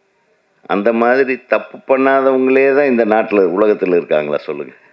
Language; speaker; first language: Tamil; native; Tamil